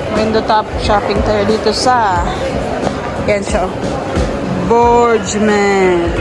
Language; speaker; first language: Filipino; non-native, local second language; Cebuano